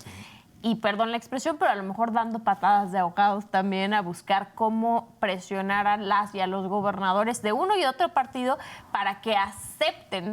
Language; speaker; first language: Spanish; native; Spanish